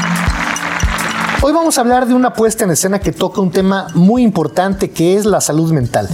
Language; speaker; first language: Spanish; native; Spanish